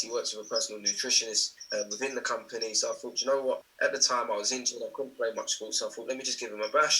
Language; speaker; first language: English; native; English